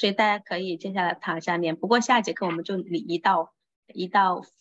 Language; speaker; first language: Chinese; native; Chinese